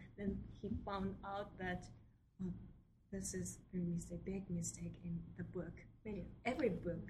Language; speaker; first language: English; non-native, learner; Japanese